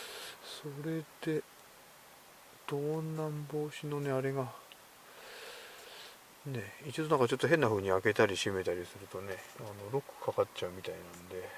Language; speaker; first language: Japanese; native; Japanese